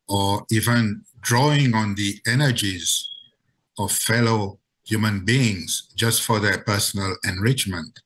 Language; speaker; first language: English; non-native, fluent; Seselwa Creole French